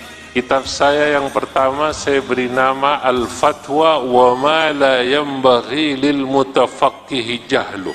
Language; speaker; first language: Indonesian; native; Indonesian